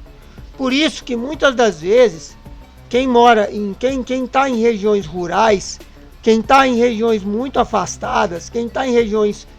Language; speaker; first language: Portuguese; native; Portuguese